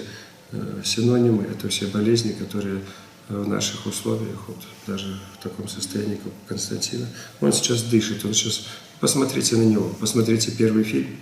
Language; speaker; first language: Russian; native; Russian